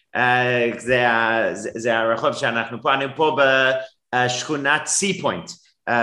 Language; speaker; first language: Hebrew; non-native, fluent; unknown